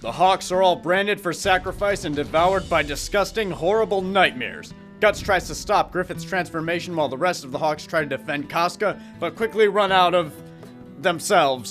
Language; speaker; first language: English; native; English